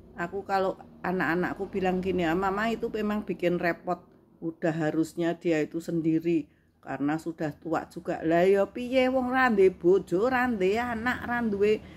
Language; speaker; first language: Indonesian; non-native, local second language; Javanese